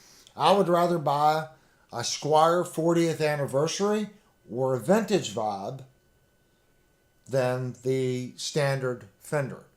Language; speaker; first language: English; native; English